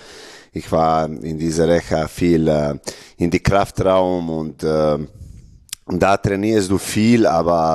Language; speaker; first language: German; non-native, learner; Serbian